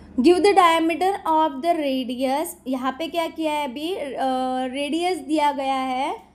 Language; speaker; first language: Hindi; non-native, local second language; Marathi